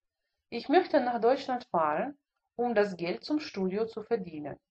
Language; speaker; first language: German; non-native, fluent; Russian